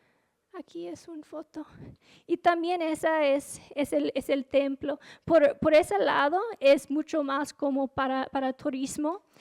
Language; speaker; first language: Spanish; non-native, fluent; English